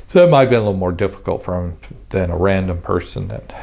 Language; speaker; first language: English; native; English